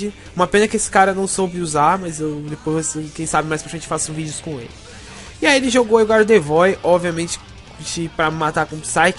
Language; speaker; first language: Portuguese; native; Portuguese